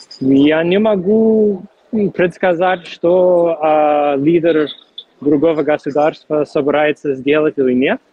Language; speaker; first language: Russian; non-native, fluent; English